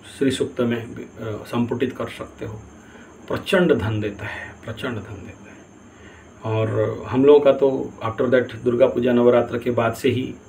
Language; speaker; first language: Hindi; non-native, local second language; Odia